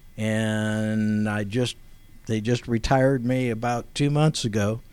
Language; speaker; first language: English; native; English